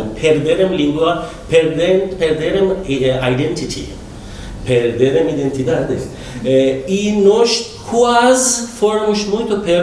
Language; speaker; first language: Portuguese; non-native, learner; Persian